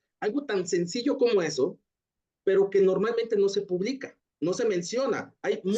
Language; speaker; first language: Spanish; native; Spanish